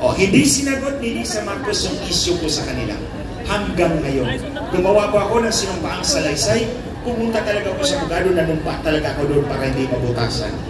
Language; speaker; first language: Filipino; non-native, local second language; Cebuano